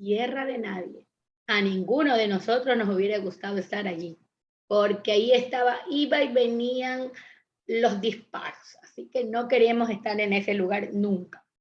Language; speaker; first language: Spanish; native; Spanish